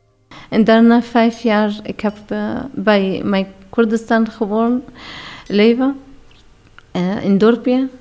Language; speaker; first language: Dutch; non-native, learner; Arabic